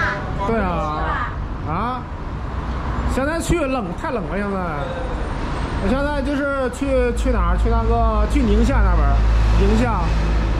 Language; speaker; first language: Chinese; native; Chinese